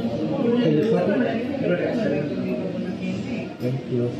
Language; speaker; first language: English; non-native, learner; Korean